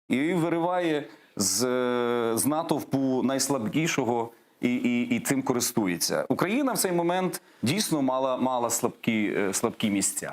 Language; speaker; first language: Ukrainian; native; Ukrainian